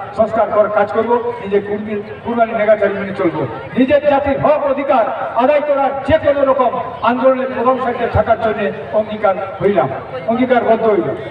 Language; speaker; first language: Bangla; non-native, local second language; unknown